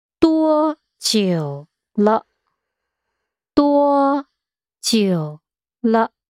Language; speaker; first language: Chinese; non-native, learner; English